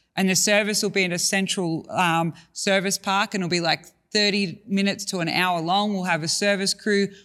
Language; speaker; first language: English; native; English